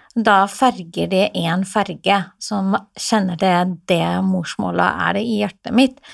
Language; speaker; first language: Norwegian; non-native, fluent; Assyrian Neo-Aramaic